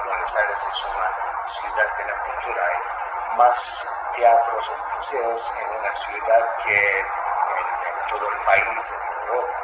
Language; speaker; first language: Spanish; non-native, fluent; Azerbaijani